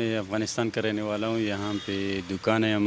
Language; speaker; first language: Hindi; non-native, fluent; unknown